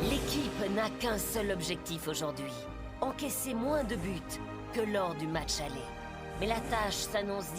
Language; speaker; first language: French; native; French